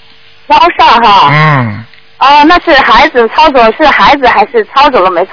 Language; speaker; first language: Chinese; native; Chinese